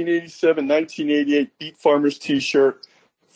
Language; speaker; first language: English; native; English